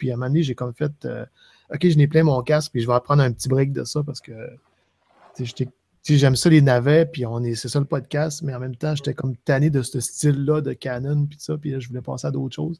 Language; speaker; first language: French; native; French